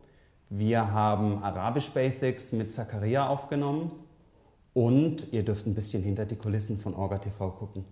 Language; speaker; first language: German; native; German